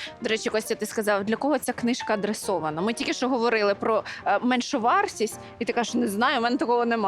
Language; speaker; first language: Ukrainian; native; Ukrainian